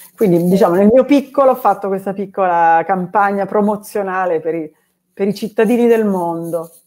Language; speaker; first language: Italian; native; Italian